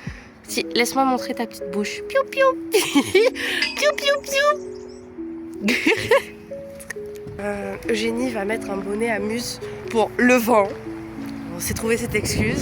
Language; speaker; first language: French; native; French